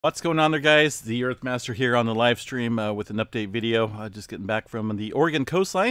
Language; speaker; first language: English; native; English